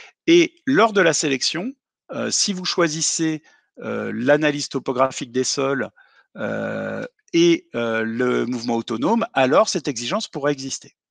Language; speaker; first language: French; native; French